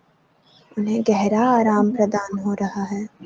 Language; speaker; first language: Hindi; native; Hindi